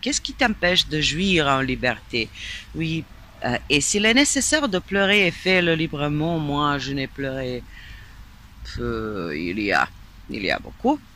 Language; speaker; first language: French; non-native, fluent; Serbian